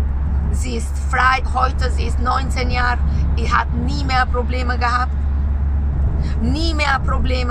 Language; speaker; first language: German; non-native, learner; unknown